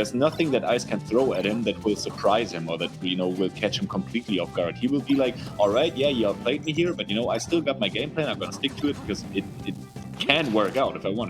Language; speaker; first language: English; non-native, fluent; German